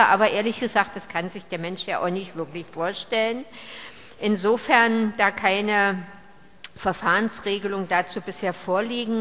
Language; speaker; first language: German; native; German